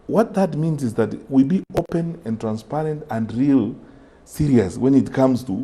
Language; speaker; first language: English; non-native, local second language; Gusii